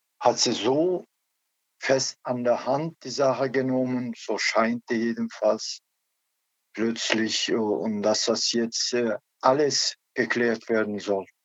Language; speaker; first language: German; non-native, learner; Turkish